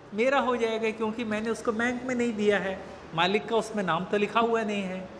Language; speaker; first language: Hindi; native; Hindi